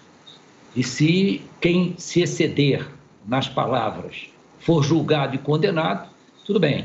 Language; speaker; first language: Portuguese; native; Portuguese